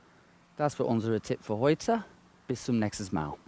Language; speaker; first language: German; non-native, fluent; English